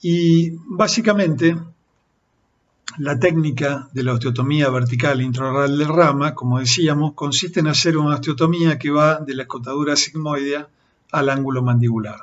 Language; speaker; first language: Spanish; native; Spanish